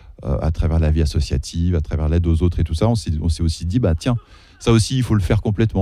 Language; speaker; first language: French; early bilingual, other home language; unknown